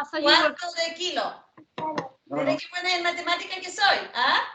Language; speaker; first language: Spanish; non-native, fluent; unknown